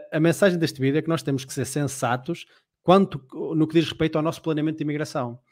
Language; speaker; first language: Portuguese; native; Portuguese